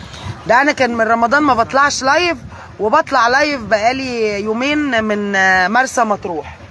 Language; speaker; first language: Arabic; native; Arabic